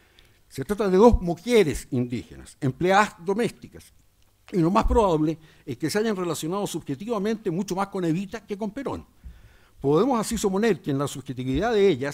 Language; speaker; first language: Spanish; native; Spanish